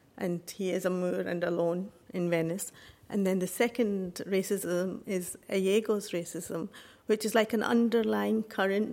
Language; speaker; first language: English; native; English